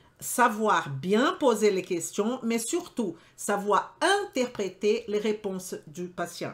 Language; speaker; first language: French; non-native, fluent; Portuguese